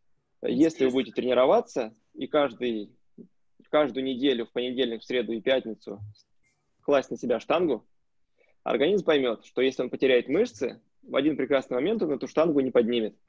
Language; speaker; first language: Russian; native; Russian